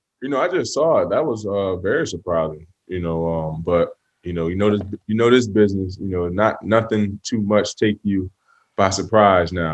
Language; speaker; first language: English; native; English